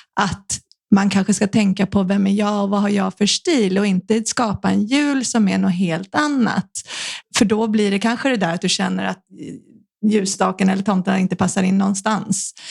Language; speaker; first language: Swedish; native; Swedish